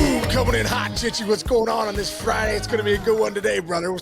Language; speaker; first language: English; native; English